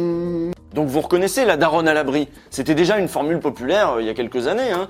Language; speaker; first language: French; native; French